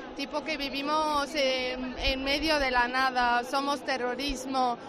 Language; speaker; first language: Spanish; non-native, fluent; Arabic